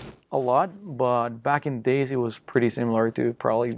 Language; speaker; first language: English; non-native, fluent; Spanish